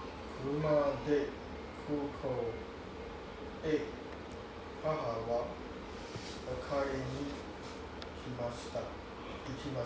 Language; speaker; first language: Japanese; non-native, learner; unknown